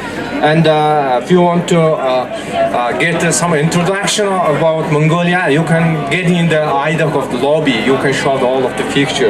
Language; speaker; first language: English; non-native, learner; Mongolian